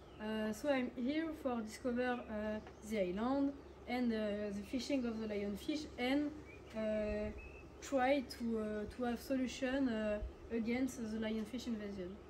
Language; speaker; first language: English; non-native, learner; French